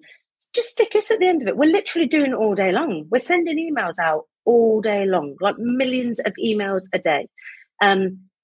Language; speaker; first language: English; native; English